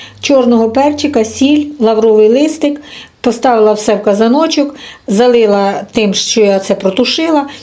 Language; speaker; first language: Ukrainian; non-native, local second language; Russian